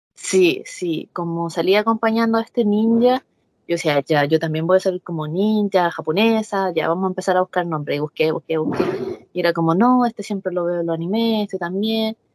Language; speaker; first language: Spanish; native; Spanish